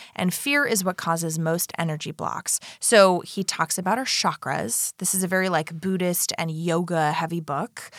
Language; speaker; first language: English; native; English